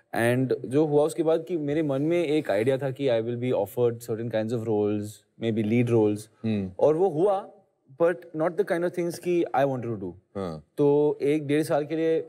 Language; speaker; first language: Hindi; native; Hindi